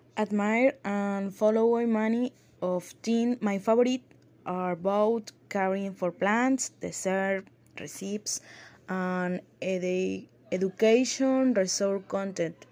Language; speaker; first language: English; non-native, learner; Spanish